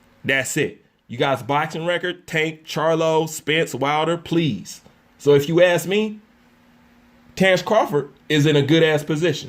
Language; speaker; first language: English; native; English